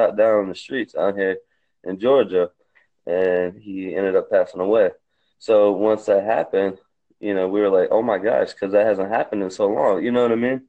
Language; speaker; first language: English; native; English